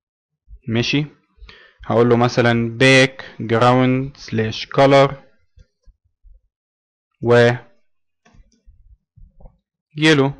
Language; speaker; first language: Arabic; native; Arabic